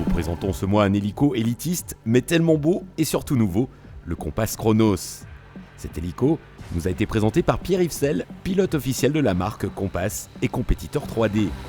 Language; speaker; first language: French; native; French